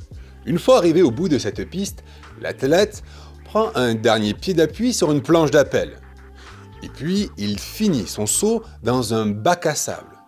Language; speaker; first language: French; native; French